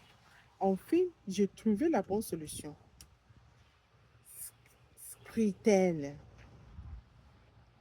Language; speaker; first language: French; non-native, learner; English